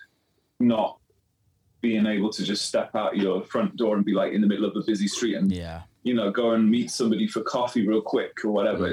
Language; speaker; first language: English; native; English